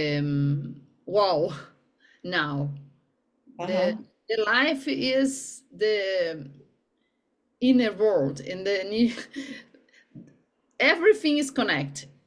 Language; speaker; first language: English; non-native, learner; Portuguese